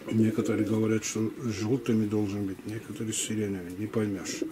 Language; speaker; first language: Russian; non-native, local second language; Georgian